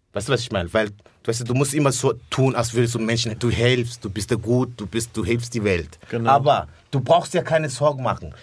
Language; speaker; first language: German; early bilingual, other home language; Rundi